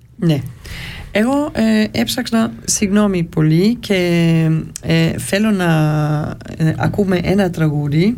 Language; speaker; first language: Greek; early bilingual, heritage; Greek